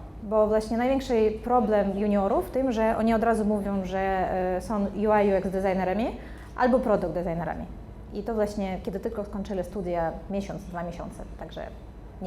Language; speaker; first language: Polish; non-native, fluent; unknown